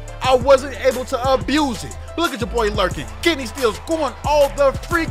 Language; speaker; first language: English; native; English